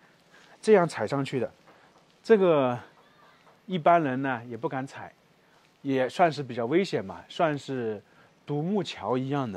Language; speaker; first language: Chinese; native; Chinese